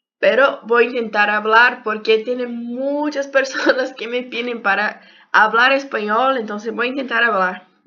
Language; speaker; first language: Spanish; non-native, learner; Portuguese